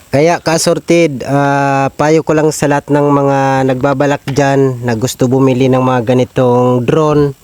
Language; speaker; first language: Filipino; non-native, local second language; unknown